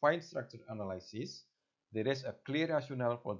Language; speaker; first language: English; non-native, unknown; Indonesian